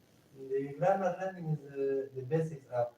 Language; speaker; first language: English; non-native, learner; Pashto